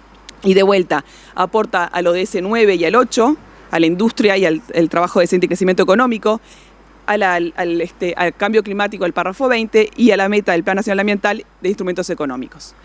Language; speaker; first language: Spanish; native; Spanish